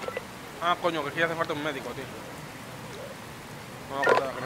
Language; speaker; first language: Spanish; native; Spanish